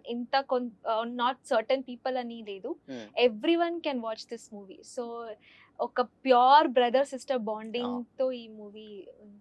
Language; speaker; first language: Telugu; non-native, learner; Kannada